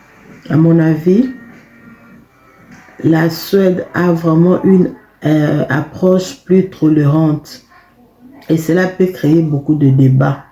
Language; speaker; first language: French; non-native, fluent; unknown